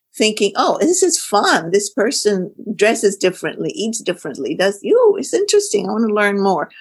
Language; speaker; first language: English; non-native, fluent; Arabic